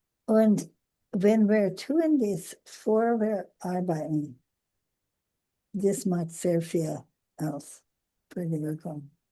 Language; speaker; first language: German; non-native, learner; English